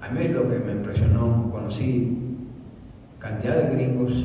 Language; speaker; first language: Spanish; early bilingual, other home language; English